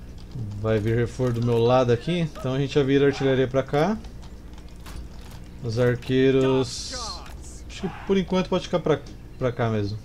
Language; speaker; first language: Portuguese; native; Portuguese